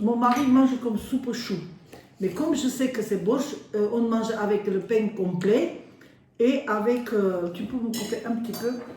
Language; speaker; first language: French; non-native, fluent; Armenian